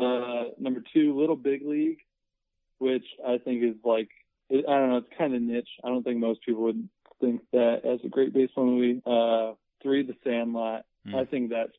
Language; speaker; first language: English; native; English